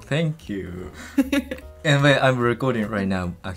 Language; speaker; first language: English; non-native, fluent; Japanese